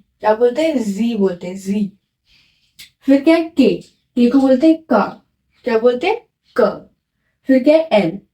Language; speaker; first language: Hindi; native; Hindi